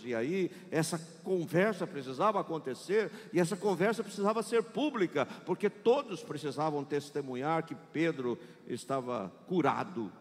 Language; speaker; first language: Portuguese; native; Portuguese